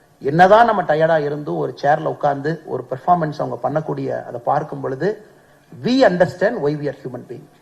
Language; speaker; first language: Tamil; native; Tamil